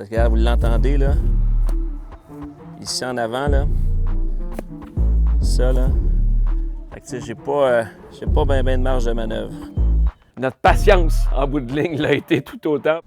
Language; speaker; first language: French; native; French